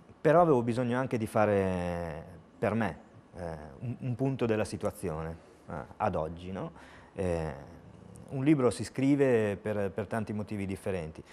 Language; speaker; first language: Italian; native; Italian